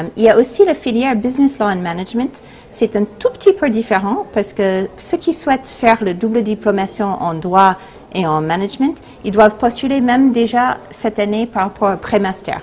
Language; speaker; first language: French; non-native, fluent; English